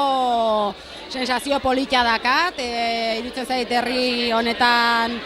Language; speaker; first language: Basque; native; Basque